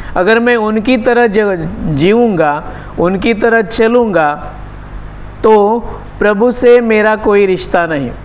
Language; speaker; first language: Hindi; non-native, local second language; Marathi